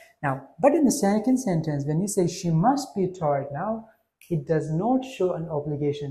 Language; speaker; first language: English; non-native, fluent; Persian